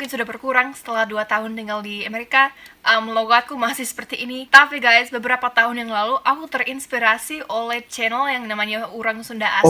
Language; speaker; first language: Indonesian; non-native, fluent; English